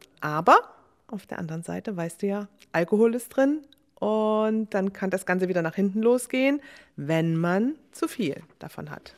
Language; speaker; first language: German; native; German